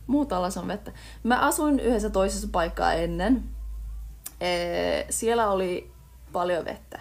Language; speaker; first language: Finnish; early bilingual, heritage; Finnish